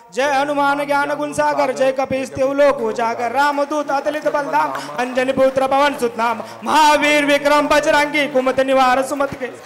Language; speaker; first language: Hindi; non-native, local second language; Marathi